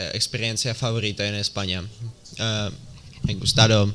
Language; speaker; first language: Spanish; non-native, learner; Czech